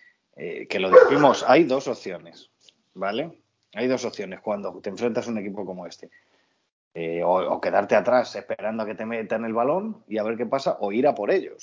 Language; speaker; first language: Spanish; native; Spanish